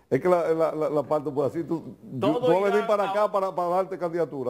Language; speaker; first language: Spanish; native; Spanish